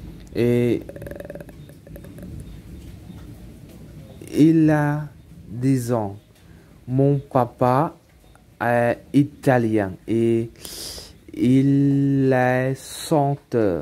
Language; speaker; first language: French; non-native, learner; Khmer